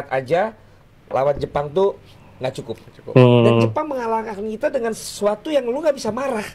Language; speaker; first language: Indonesian; native; Indonesian